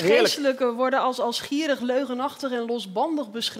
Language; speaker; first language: Dutch; native; Dutch